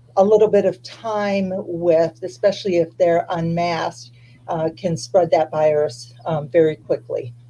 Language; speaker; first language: English; early bilingual, other home language; Spanish